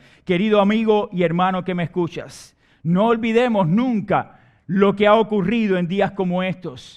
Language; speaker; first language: Spanish; native; Spanish